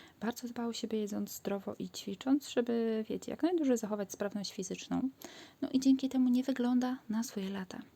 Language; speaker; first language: Polish; native; Polish